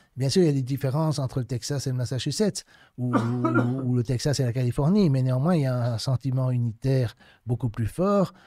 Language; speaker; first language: French; native; French